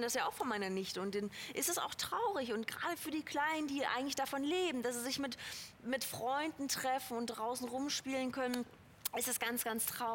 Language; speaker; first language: German; native; German